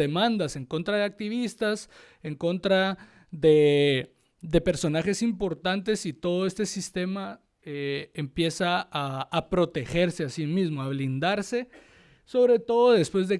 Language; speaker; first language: Spanish; native; Spanish